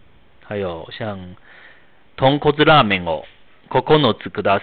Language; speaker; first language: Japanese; non-native, fluent; Chinese